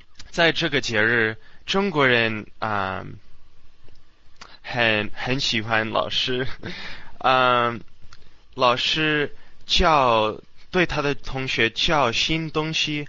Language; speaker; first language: Chinese; non-native, learner; English